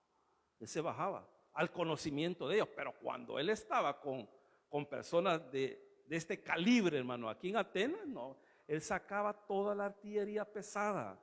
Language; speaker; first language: Spanish; native; Spanish